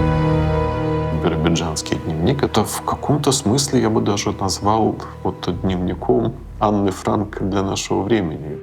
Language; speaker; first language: Russian; native; Russian